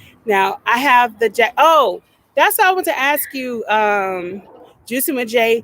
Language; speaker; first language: English; native; English